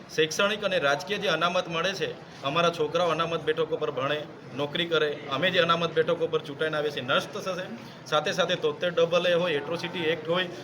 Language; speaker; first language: Gujarati; non-native, local second language; Vasavi